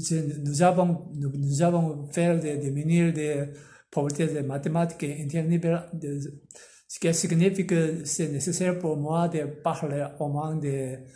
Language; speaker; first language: French; non-native, learner; Korean